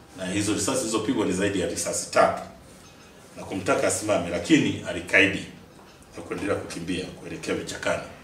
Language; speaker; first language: Swahili; native; Swahili